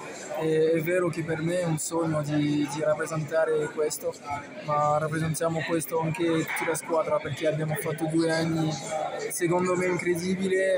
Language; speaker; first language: Italian; non-native, fluent; French